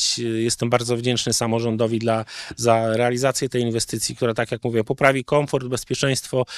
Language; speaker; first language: Polish; native; Polish